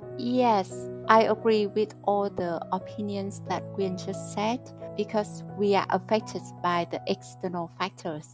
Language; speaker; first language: English; non-native, fluent; Vietnamese